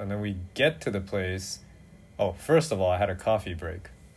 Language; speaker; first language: English; native; English